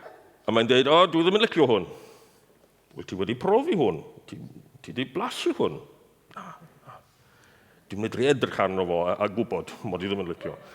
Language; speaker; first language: Welsh; non-native, fluent; English